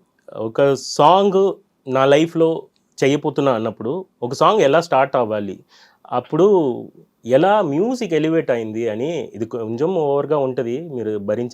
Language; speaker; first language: Telugu; non-native, learner; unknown